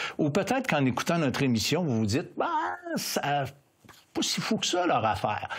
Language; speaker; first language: French; native; French